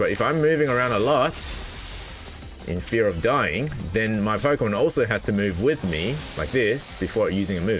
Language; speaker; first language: English; native; English